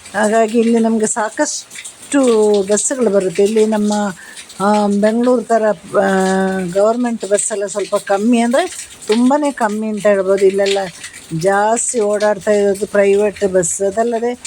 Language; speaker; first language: Kannada; native; Kannada